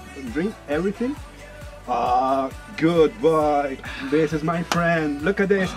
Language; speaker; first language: English; non-native, learner; Spanish